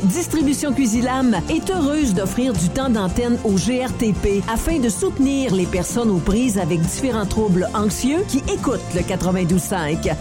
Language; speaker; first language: French; native; French